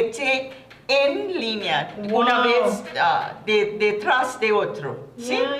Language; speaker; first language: Spanish; non-native, learner; English